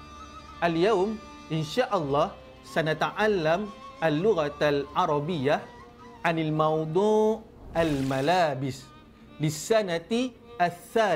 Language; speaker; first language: Arabic; non-native, fluent; Malay